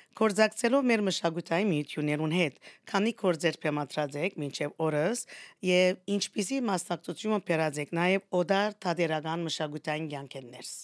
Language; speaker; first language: Armenian; early bilingual, heritage; Armenian